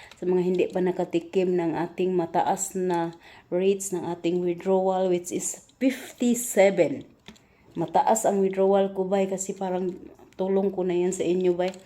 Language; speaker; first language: Filipino; non-native, local second language; Cebuano